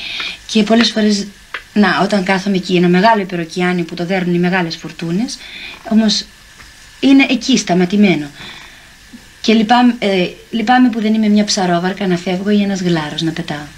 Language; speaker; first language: Greek; native; Greek